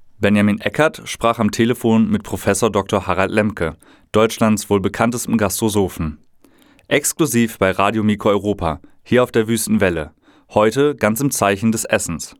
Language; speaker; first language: German; native; German